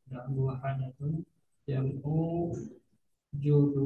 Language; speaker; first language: Arabic; non-native, learner; Indonesian